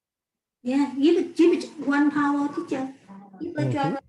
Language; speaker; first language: English; non-native, learner; Vietnamese